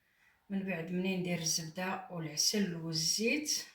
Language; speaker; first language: Arabic; native; Arabic